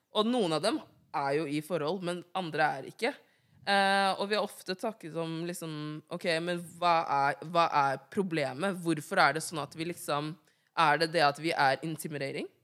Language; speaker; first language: Norwegian; early bilingual, other home language; Wolof